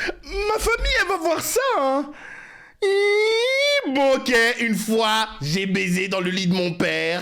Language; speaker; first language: French; native; French